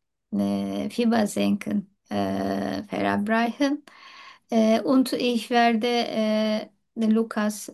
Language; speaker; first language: German; non-native, learner; Turkish